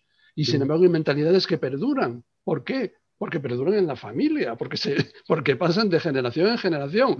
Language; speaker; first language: Spanish; native; Spanish